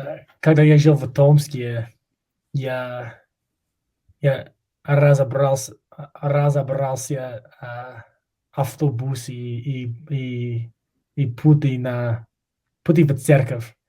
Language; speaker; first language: Russian; non-native, learner; English